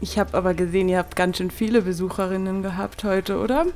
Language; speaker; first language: German; native; German